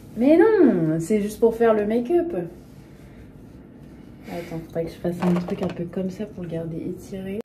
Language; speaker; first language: French; native; French